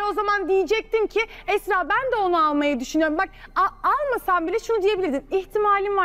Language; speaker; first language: Turkish; native; Turkish